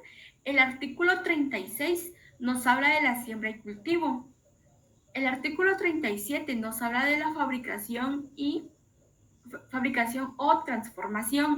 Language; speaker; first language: Spanish; native; Spanish